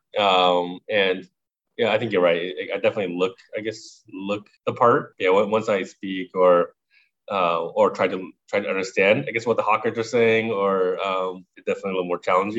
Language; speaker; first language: English; native; English